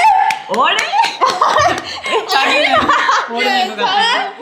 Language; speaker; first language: Korean; non-native, learner; Japanese